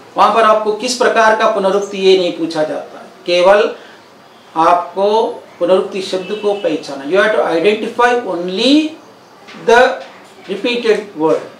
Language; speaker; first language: Hindi; non-native, local second language; Telugu